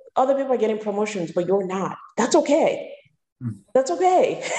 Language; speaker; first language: English; early bilingual, other home language; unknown